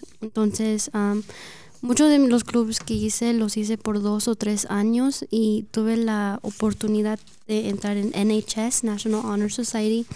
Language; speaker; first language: Spanish; early bilingual, heritage; Spanish